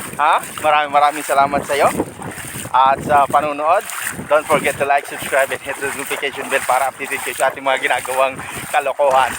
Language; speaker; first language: Filipino; non-native, local second language; Bikol